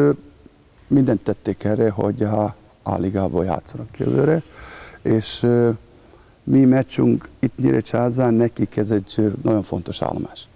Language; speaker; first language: Hungarian; non-native, learner; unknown